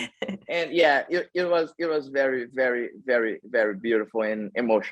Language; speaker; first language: English; non-native, fluent; Portuguese